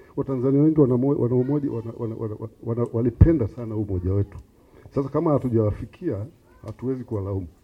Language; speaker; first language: Swahili; native; Swahili